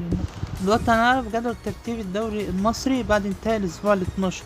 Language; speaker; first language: Arabic; native; Arabic